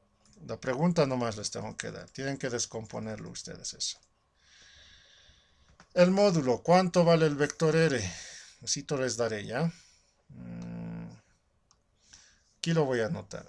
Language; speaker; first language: Spanish; native; Spanish